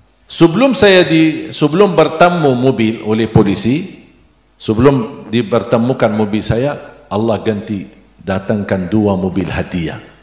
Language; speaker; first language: Indonesian; non-native, fluent; Arabic